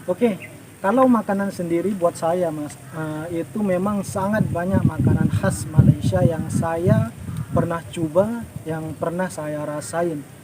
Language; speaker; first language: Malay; non-native, local second language; Indonesian